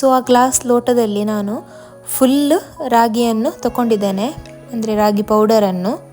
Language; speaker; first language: Kannada; non-native, local second language; Tulu